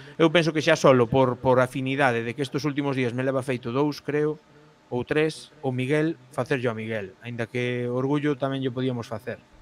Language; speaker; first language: Galician; non-native, local second language; Spanish